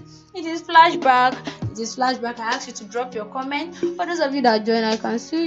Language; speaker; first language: English; non-native, local second language; Yoruba